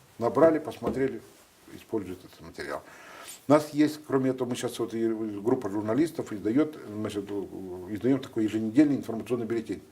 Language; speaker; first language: Russian; native; Russian